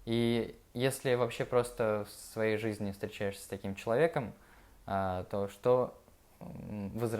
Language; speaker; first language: Russian; native; Russian